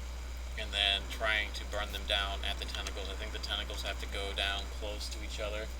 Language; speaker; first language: English; native; English